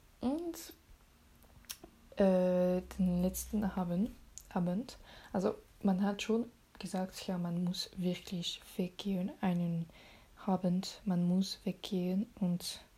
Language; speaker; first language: German; non-native, learner; French